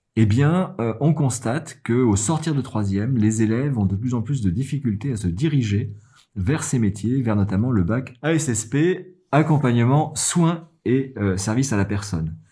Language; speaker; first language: French; native; French